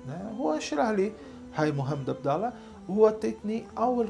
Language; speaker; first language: Arabic; non-native, learner; Portuguese